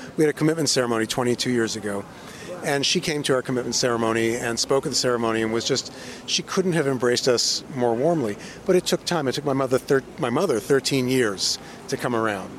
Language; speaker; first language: English; native; English